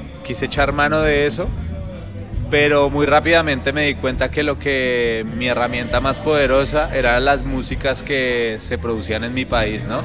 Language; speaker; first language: Spanish; native; Spanish